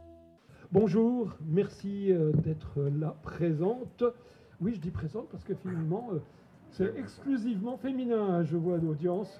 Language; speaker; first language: French; native; French